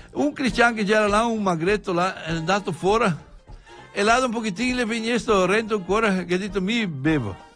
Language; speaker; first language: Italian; early bilingual, heritage; Venetian